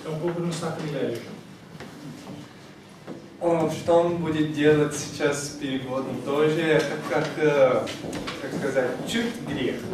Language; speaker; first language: Russian; non-native, fluent; Portuguese